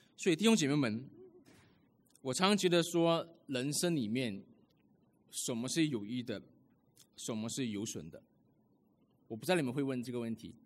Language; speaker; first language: Chinese; early bilingual, heritage; Chinese